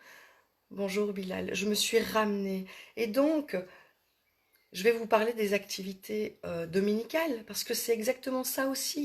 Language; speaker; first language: French; native; French